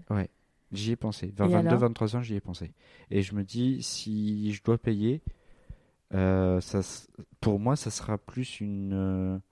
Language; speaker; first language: French; native; French